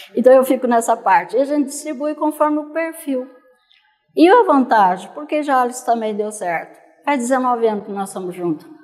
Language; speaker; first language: Portuguese; native; Portuguese